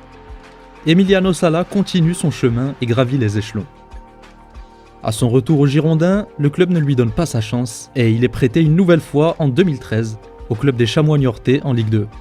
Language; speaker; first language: French; native; French